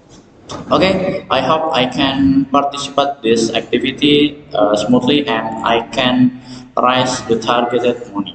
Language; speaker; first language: English; non-native, learner; Indonesian